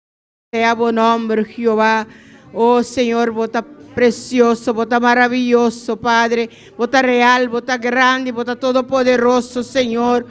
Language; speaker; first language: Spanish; non-native, learner; Papiamento